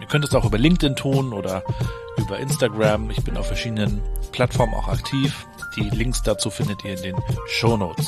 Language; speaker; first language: German; native; German